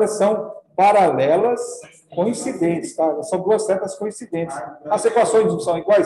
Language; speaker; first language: Portuguese; native; Portuguese